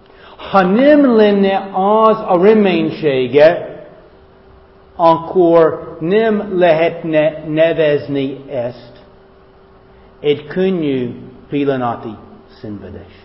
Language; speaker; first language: Hungarian; non-native, fluent; English